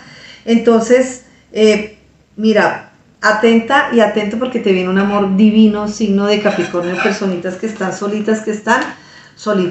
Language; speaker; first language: Spanish; native; Spanish